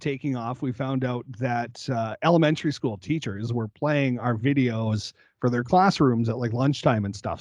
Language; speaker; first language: English; native; English